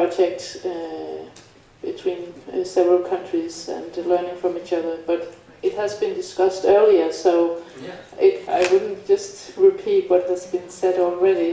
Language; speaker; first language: English; non-native, fluent; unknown